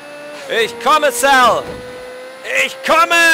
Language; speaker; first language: German; native; German